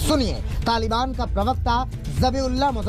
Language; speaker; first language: Hindi; native; Hindi